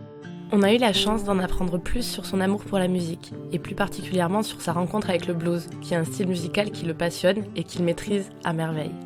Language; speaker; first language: French; native; French